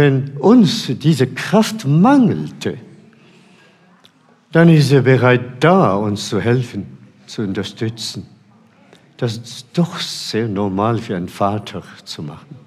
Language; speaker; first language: German; non-native, fluent; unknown